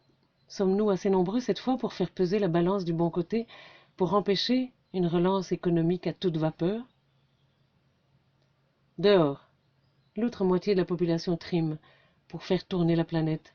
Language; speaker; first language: French; native; French